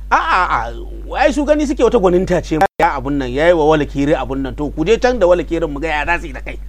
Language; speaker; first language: Hausa; native; Hausa